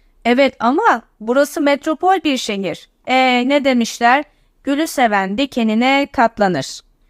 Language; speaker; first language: Turkish; native; Turkish